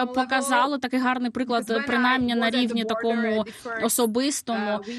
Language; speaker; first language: Ukrainian; non-native, fluent; Hungarian